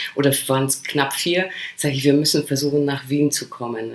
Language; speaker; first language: German; early bilingual, other home language; Polish